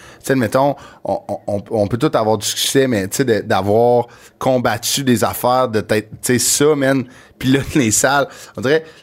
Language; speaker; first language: French; native; French